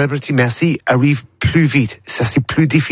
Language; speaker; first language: French; non-native, learner; English